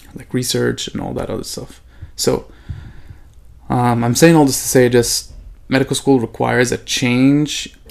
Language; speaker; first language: English; non-native, fluent; Arabic